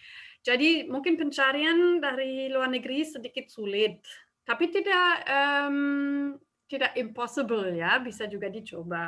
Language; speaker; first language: Indonesian; non-native, fluent; German